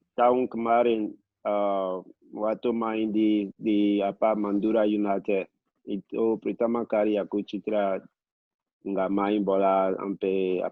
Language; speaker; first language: Indonesian; non-native, local second language; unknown